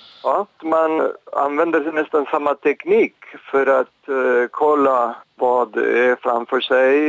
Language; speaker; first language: Swedish; non-native, fluent; Spanish